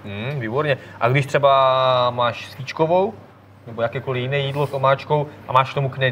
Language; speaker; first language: Czech; native; Czech